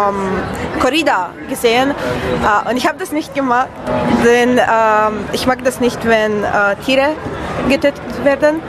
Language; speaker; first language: German; non-native, fluent; Romanian